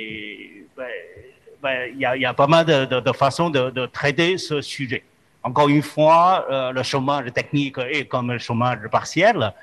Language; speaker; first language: French; non-native, fluent; Chinese